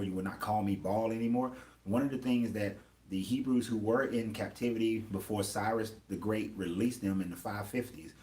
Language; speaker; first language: English; native; English